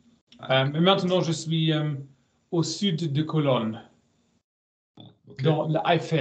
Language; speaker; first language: French; non-native, learner; German